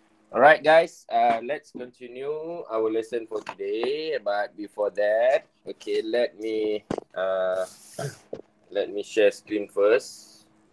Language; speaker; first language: English; non-native, local second language; Malay